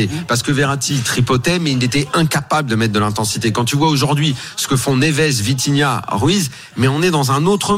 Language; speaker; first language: French; native; French